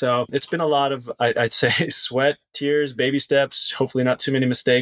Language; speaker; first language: English; native; English